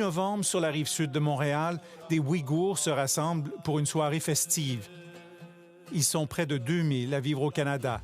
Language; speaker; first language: French; native; French